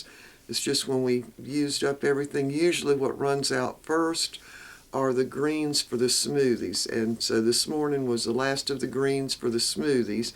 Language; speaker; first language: English; native; English